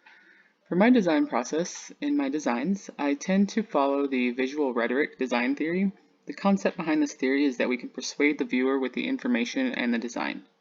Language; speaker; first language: English; native; English